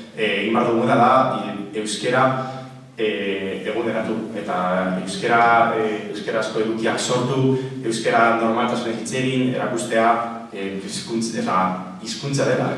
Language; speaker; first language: Basque; non-native, local second language; Spanish